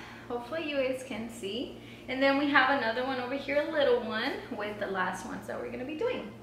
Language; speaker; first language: English; early bilingual, other home language; Spanish